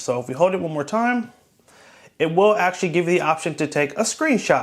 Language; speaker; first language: English; native; English